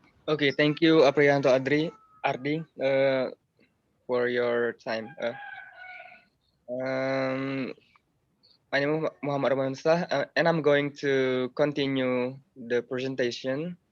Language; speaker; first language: English; non-native, learner; Indonesian